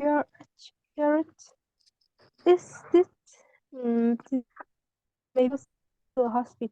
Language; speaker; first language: English; non-native, learner; Vietnamese